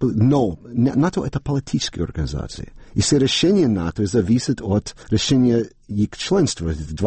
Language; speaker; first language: Russian; non-native, fluent; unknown